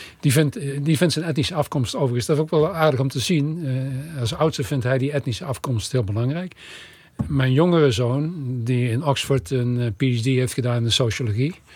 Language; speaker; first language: Dutch; native; Dutch